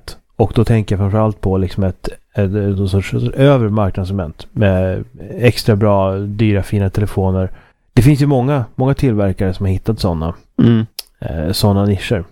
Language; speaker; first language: Swedish; native; Swedish